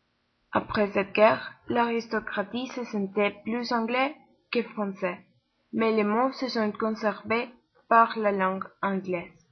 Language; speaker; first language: French; non-native, learner; Spanish